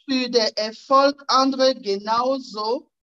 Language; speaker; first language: German; non-native, fluent; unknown